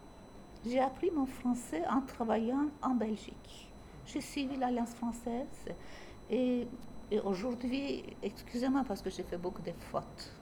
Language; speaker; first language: French; non-native, fluent; Turkish